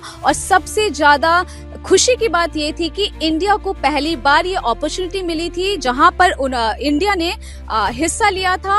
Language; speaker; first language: Hindi; native; Hindi